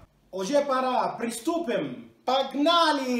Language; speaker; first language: Russian; non-native, learner; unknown